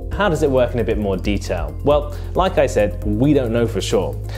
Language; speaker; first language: English; native; English